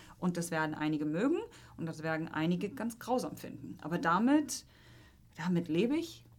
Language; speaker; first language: German; non-native, fluent; Polish